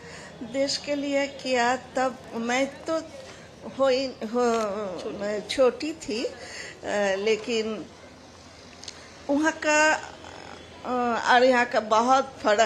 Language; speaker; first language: Hindi; non-native, local second language; Bangla